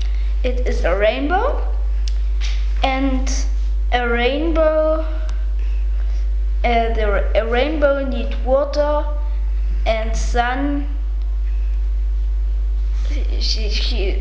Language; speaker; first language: English; non-native, learner; German